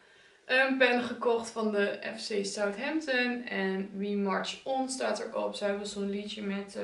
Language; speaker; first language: Dutch; native; Dutch